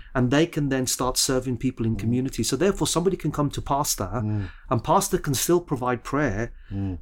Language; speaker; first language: English; early bilingual, other home language; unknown